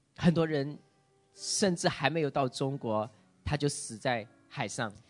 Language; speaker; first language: Chinese; native; Chinese